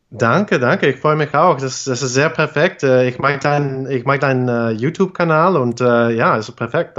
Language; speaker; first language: German; non-native, fluent; English